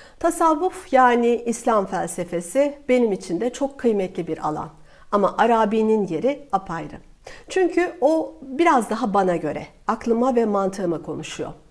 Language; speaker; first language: Turkish; native; Turkish